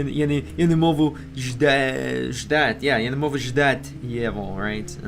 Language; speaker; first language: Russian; non-native, learner; English